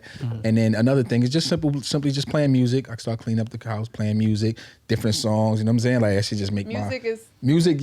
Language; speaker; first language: English; native; English